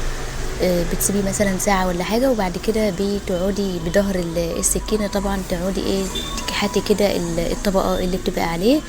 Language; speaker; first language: Arabic; native; Arabic